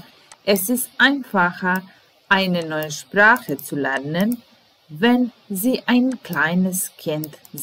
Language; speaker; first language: German; non-native, fluent; Serbian